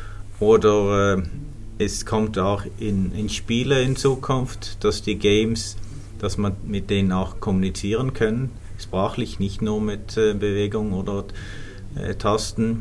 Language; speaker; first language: German; non-native, fluent; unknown